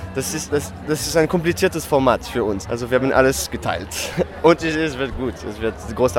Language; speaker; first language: German; non-native, fluent; French